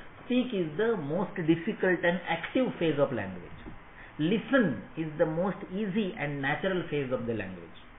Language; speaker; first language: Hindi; non-native, local second language; Marathi